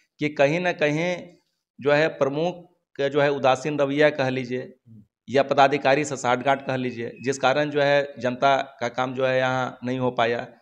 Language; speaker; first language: Hindi; native; Hindi